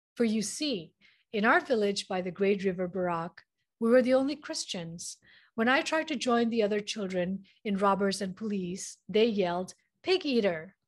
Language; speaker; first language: English; non-native, local second language; Manipuri